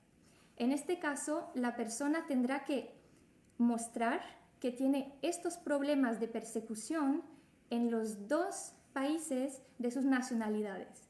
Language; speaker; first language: Spanish; non-native, fluent; French